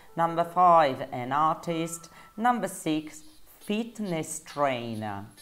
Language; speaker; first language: English; non-native, fluent; Italian